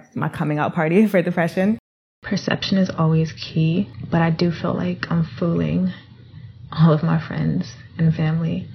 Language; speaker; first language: English; native; English